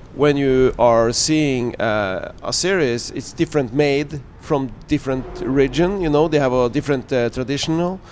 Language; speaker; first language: English; non-native, fluent; Norwegian